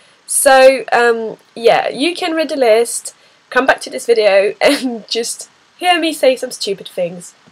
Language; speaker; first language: English; non-native, fluent; French